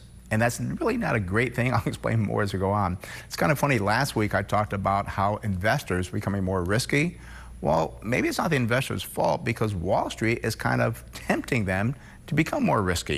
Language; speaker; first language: English; native; English